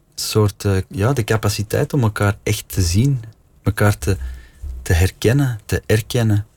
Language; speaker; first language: Dutch; native; Dutch